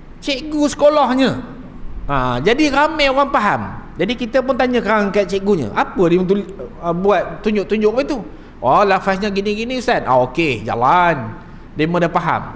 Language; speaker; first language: Malay; native; Malay